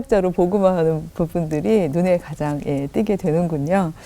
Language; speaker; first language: Korean; native; Korean